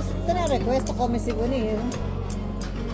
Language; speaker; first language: Italian; non-native, fluent; Filipino